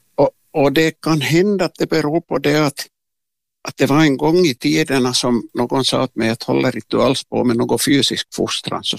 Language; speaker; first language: Swedish; native; Swedish